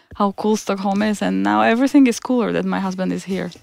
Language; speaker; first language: English; non-native, fluent; Czech